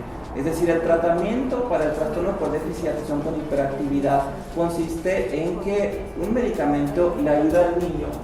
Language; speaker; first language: Spanish; native; Spanish